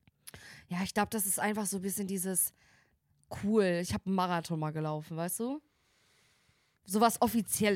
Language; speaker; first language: German; native; German